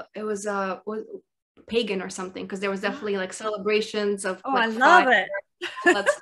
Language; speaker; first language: English; early bilingual, other home language; Russian